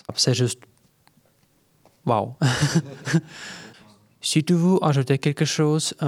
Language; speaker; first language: French; non-native, learner; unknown